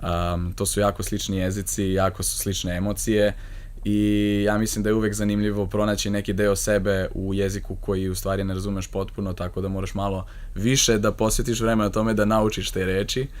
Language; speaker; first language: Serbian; non-native, fluent; Slovenian